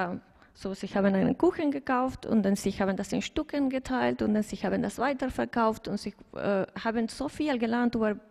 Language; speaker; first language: German; non-native, fluent; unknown